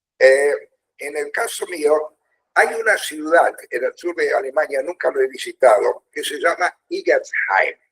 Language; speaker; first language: Spanish; early bilingual, other home language; German